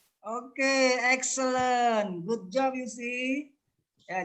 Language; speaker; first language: English; non-native, learner; Indonesian